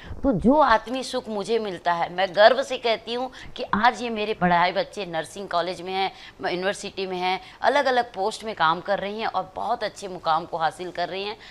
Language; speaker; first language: Hindi; native; Hindi